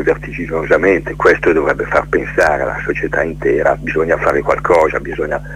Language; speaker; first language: Italian; native; Italian